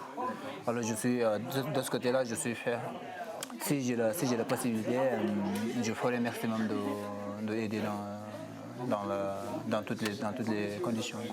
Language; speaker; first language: French; non-native, fluent; Sherpa